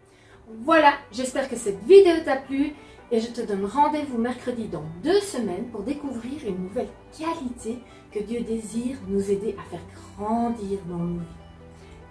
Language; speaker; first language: French; native; French